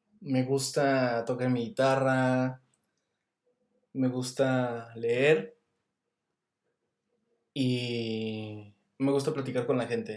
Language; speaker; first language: Spanish; native; Spanish